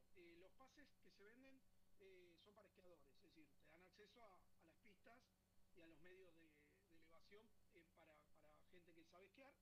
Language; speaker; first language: Spanish; native; Spanish